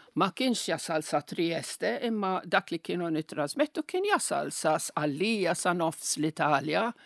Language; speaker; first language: Maltese; non-native, local second language; Italian